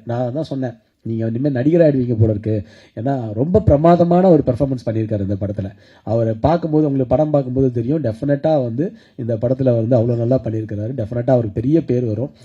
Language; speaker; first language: Tamil; native; Tamil